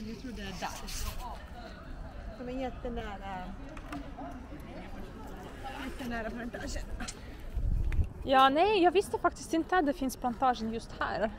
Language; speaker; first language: Swedish; non-native, learner; Russian